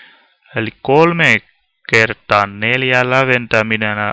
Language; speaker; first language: Finnish; non-native, learner; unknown